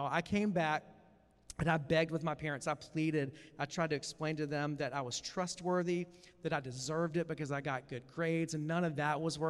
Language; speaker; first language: English; native; English